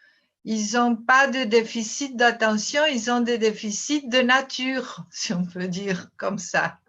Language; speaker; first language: French; non-native, fluent; Portuguese